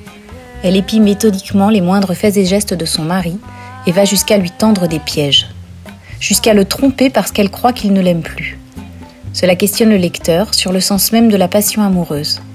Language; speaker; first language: French; native; French